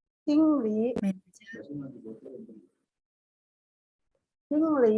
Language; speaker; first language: Chinese; non-native, learner; Indonesian